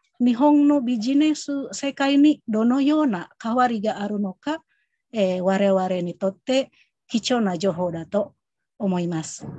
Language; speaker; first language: Japanese; non-native, fluent; Indonesian